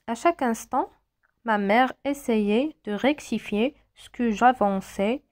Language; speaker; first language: French; non-native, local second language; Arabic